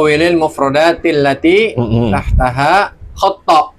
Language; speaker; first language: Arabic; non-native, learner; Indonesian